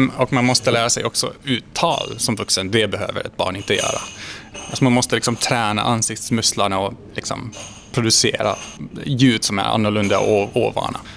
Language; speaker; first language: Swedish; non-native, fluent; Hungarian